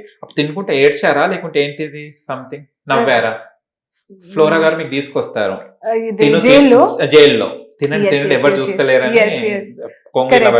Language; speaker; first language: Telugu; native; Telugu